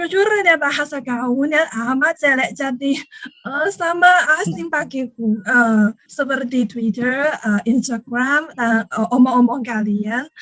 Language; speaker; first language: Indonesian; non-native, learner; Chinese